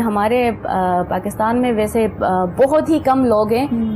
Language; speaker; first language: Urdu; non-native, local second language; Pashto